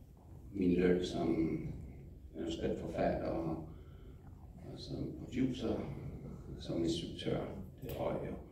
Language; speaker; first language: Danish; non-native, fluent; English